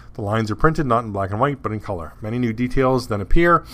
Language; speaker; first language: English; native; English